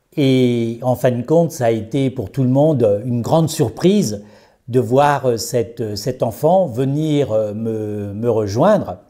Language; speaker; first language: French; native; French